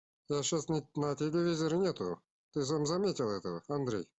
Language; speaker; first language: Russian; non-native, local second language; Kazakh